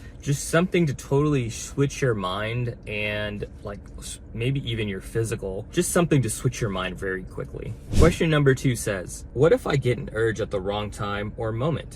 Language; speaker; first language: English; native; English